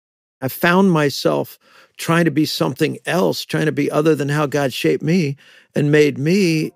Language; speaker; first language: English; native; English